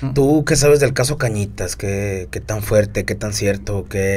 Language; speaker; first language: Spanish; native; Spanish